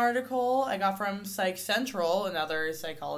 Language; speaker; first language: English; native; English